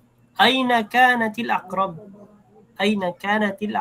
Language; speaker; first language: Arabic; non-native, fluent; Filipino